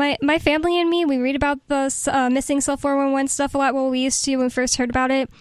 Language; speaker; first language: English; native; English